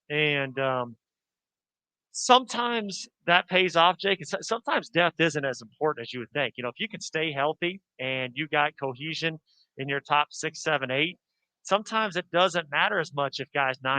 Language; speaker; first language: English; native; English